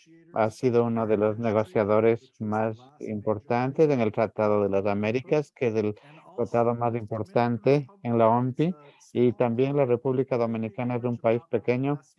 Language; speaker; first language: Spanish; non-native, fluent; English